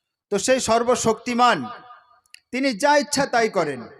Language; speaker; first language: Bangla; native; Bangla